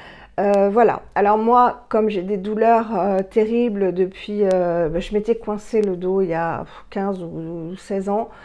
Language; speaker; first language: French; native; French